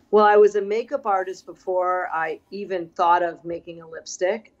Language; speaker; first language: English; native; English